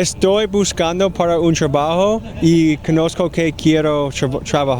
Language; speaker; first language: Spanish; non-native, learner; English